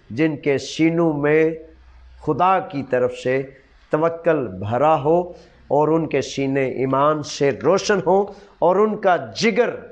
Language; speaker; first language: Urdu; non-native, local second language; Punjabi